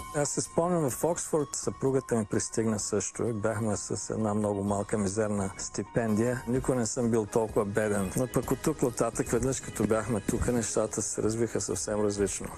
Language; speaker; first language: Bulgarian; native; Bulgarian